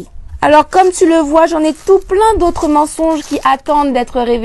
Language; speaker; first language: French; native; French